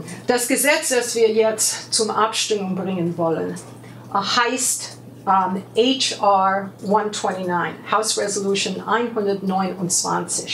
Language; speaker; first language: German; non-native, fluent; English